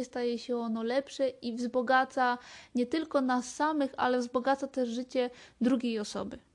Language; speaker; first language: Polish; native; Polish